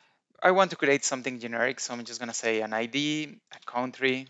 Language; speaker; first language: English; non-native, fluent; Spanish